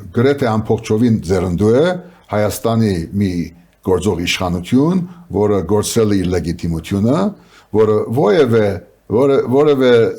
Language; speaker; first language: Armenian; early bilingual, heritage; Armenian